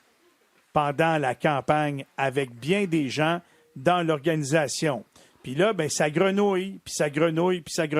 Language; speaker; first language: French; native; French